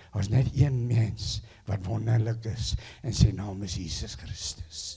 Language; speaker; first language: Afrikaans; non-native, local second language; English